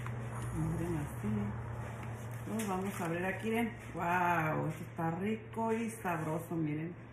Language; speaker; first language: Spanish; native; Spanish